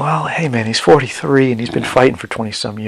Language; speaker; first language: English; native; English